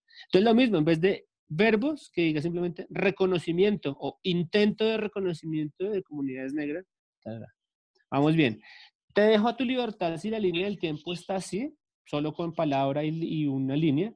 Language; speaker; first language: Spanish; native; Spanish